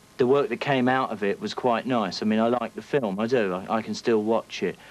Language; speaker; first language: English; native; English